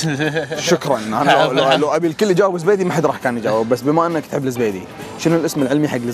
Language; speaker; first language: Arabic; native; Arabic